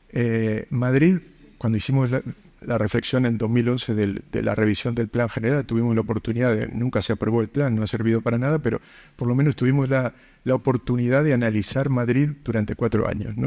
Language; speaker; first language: Spanish; native; Spanish